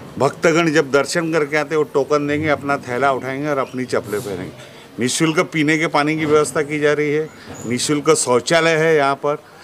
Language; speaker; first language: Hindi; non-native, local second language; Sindhi